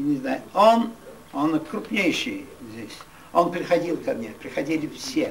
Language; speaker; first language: Russian; non-native, local second language; Yiddish